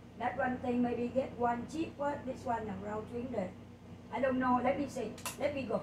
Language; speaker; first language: English; non-native, learner; Vietnamese